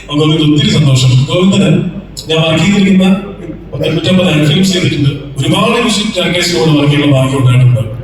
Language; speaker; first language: Malayalam; native; Malayalam